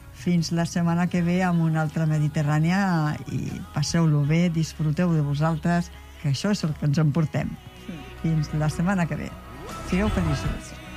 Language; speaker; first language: Catalan; native; Catalan